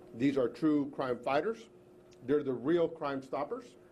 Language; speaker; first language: English; early bilingual, other home language; Spanish